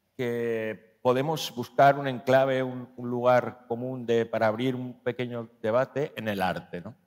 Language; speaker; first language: Spanish; native; Spanish